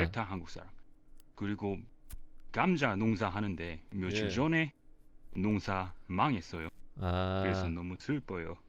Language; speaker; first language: Korean; non-native, learner; English